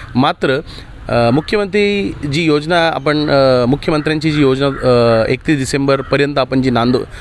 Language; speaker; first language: Marathi; native; Marathi